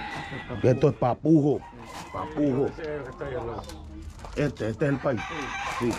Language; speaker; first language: Spanish; non-native, fluent; English